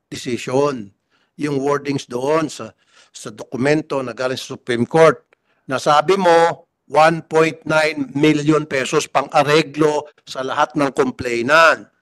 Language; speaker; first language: Filipino; native; Filipino